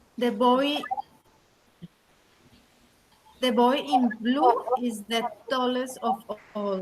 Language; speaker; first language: English; non-native, learner; Spanish